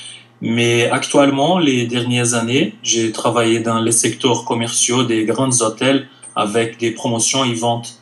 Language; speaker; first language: French; non-native, fluent; Portuguese